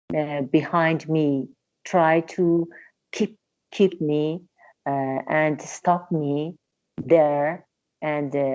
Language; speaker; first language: English; non-native, learner; Persian